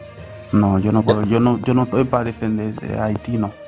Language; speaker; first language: Spanish; early bilingual, other home language; Haitian Creole